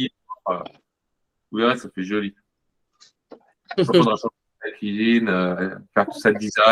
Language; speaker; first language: French; native; French